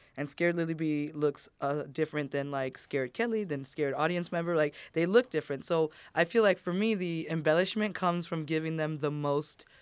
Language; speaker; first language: English; native; English